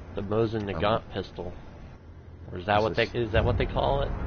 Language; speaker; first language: English; native; English